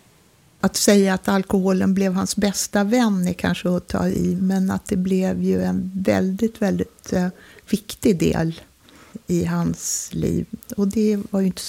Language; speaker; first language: Swedish; native; Swedish